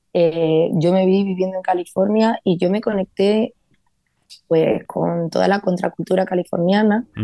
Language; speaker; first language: Spanish; native; Spanish